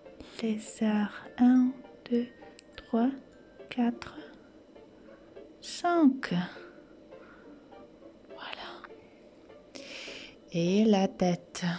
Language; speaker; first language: French; non-native, fluent; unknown